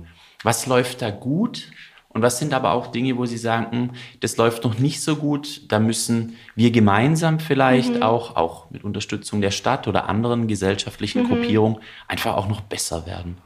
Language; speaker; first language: German; native; German